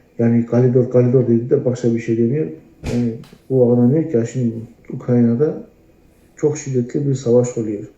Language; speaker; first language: Turkish; native; Turkish